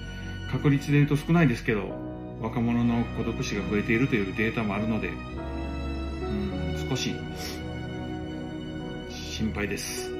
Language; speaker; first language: Japanese; native; Japanese